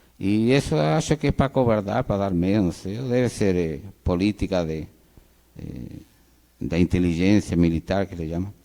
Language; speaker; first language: Portuguese; non-native, fluent; Spanish